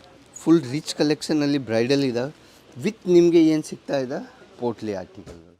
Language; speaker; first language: Kannada; non-native, fluent; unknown